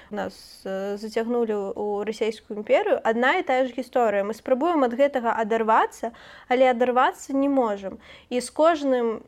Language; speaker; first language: Belarusian; native; Belarusian